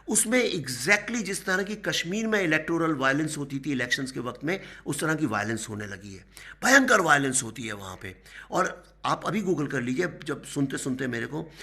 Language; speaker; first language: Hindi; native; Hindi